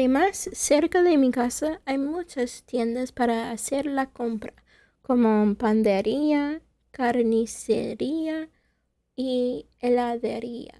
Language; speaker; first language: Spanish; non-native, fluent; English